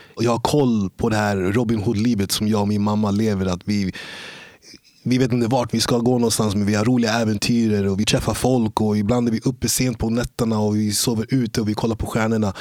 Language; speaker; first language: Swedish; early bilingual, other home language; English